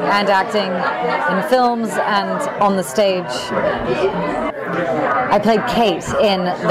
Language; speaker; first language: English; native; English